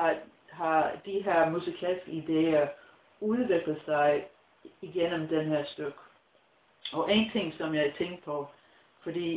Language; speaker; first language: Danish; non-native, fluent; English